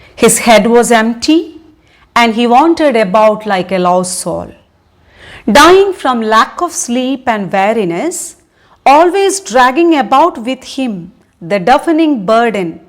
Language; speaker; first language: English; non-native, local second language; Malayalam